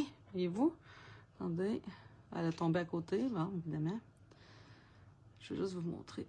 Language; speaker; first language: French; native; French